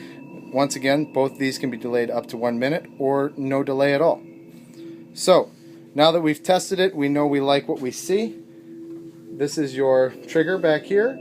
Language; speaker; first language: English; native; English